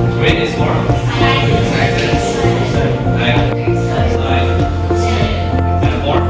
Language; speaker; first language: English; non-native, fluent; Indonesian